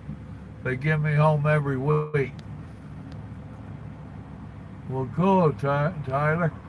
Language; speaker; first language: English; native; English